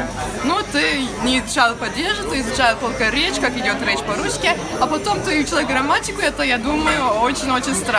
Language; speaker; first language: Russian; non-native, learner; Turkish